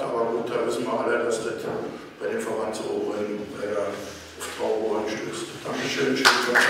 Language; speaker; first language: German; native; German